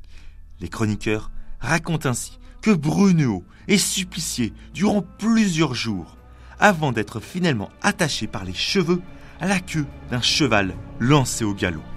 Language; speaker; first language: French; native; French